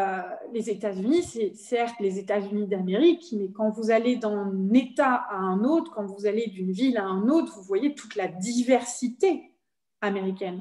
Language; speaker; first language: French; native; French